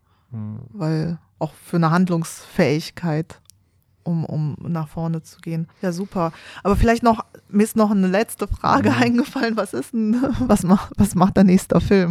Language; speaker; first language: German; native; German